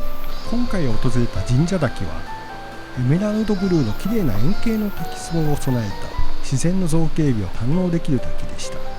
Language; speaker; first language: Japanese; native; Japanese